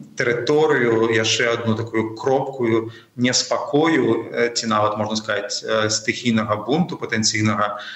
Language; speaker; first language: Belarusian; non-native, local second language; Russian